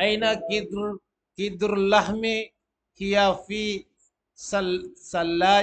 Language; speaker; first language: Arabic; non-native, learner; Indonesian